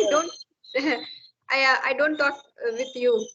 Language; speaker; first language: English; non-native, learner; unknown